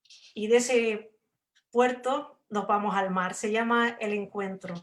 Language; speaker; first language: Spanish; native; Spanish